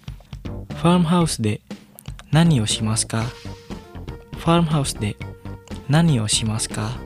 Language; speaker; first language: Japanese; non-native, fluent; Indonesian